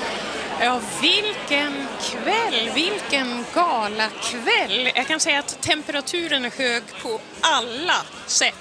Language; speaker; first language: Swedish; native; Swedish